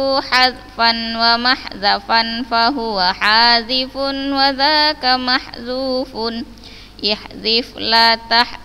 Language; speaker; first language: Arabic; non-native, fluent; Indonesian